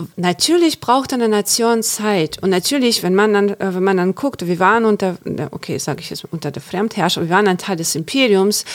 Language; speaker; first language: German; non-native, fluent; Ukrainian